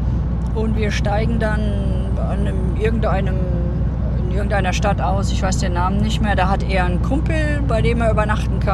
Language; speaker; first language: German; native; German